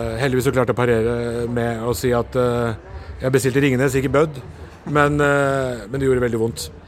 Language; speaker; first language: Norwegian; early bilingual, other home language; Urdu